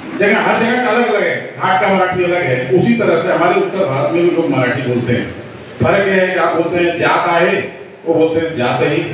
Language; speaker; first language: Hindi; native; Hindi